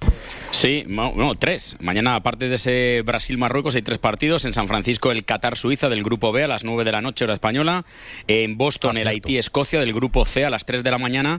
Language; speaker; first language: Spanish; native; Spanish